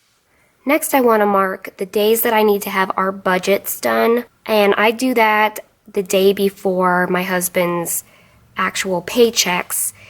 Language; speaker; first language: English; native; English